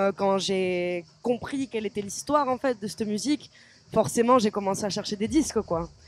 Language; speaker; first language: French; native; French